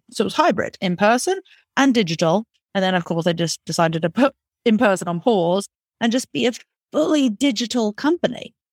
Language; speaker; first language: English; native; English